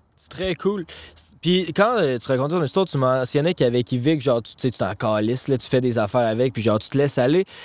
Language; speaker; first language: French; native; French